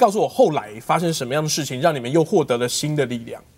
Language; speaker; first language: Chinese; native; Chinese